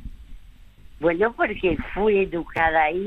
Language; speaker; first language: Spanish; early bilingual, other home language; French